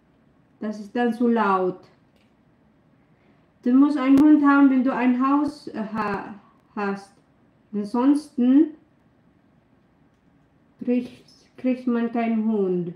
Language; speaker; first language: German; non-native, learner; Filipino